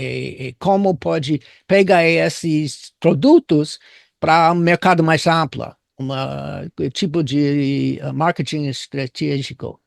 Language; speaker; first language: Portuguese; non-native, fluent; English